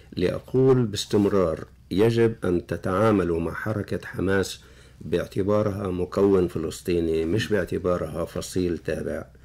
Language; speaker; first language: Arabic; native; Arabic